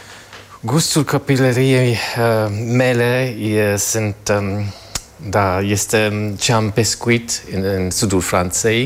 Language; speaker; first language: Romanian; non-native, fluent; German